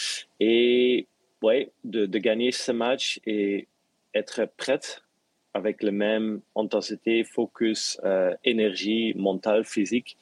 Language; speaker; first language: French; non-native, local second language; Dutch